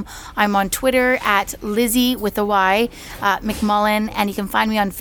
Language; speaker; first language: English; native; English